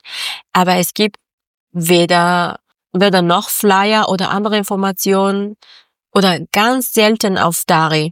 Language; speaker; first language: German; non-native, learner; Persian